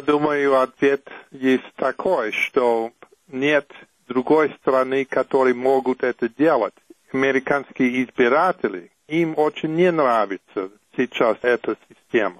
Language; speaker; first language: Russian; non-native, fluent; English